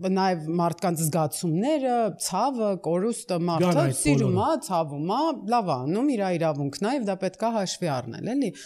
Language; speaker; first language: Armenian; early bilingual, heritage; Armenian